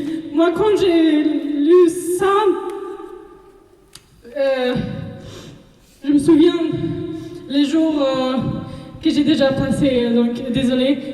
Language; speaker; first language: French; non-native, learner; Persian